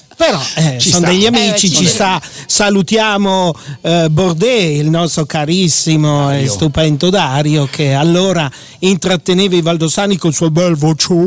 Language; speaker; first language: Italian; native; Italian